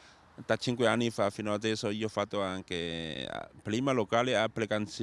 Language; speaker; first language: Italian; non-native, learner; Chinese